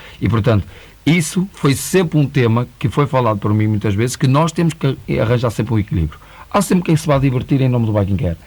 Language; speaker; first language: Portuguese; native; Portuguese